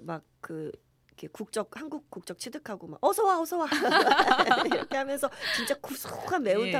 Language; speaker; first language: Korean; native; Korean